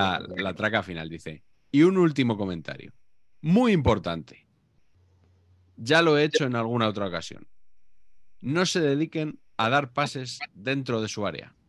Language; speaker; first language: Spanish; native; Spanish